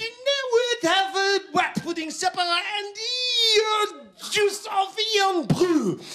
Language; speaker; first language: English; native; English